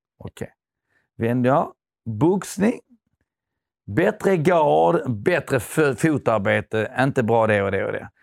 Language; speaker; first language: Swedish; early bilingual, other home language; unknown